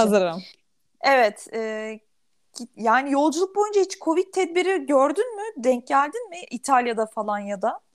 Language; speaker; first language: Turkish; native; Turkish